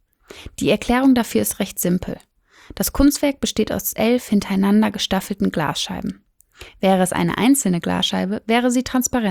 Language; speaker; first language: German; native; German